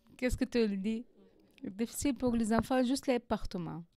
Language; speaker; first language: French; non-native, learner; Arabic